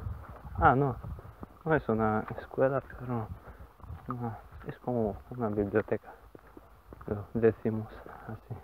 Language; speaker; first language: Spanish; non-native, learner; Bulgarian